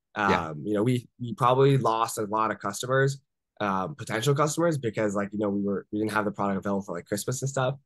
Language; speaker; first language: English; native; English